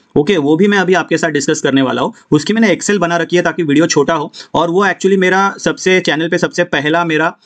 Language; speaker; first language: Hindi; non-native, local second language; Marathi